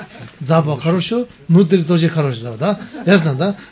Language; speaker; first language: Russian; non-native, learner; Tibetan